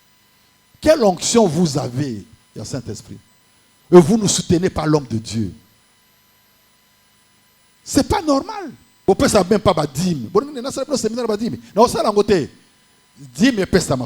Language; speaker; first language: French; non-native, local second language; Lingala